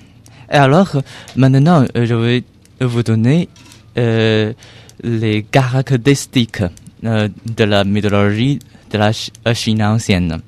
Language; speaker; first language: French; non-native, learner; Chinese